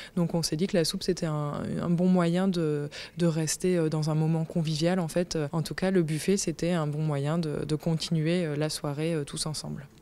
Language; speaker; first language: French; native; French